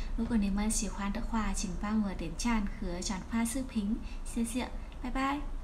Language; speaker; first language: Chinese; non-native, fluent; Vietnamese